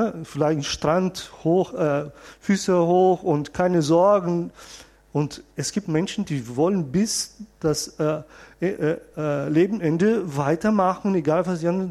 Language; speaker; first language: German; non-native, fluent; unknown